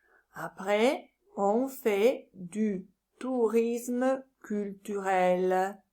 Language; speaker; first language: French; non-native, learner; Italian